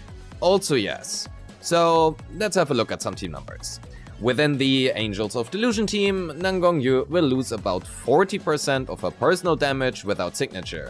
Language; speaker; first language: English; non-native, fluent; German